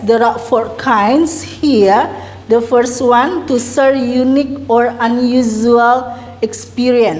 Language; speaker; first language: English; non-native, learner; Indonesian